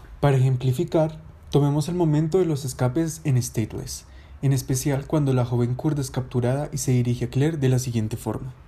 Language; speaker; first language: Spanish; native; Spanish